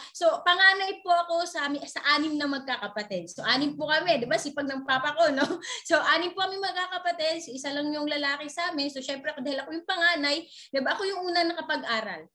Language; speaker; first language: Filipino; non-native, local second language; Waray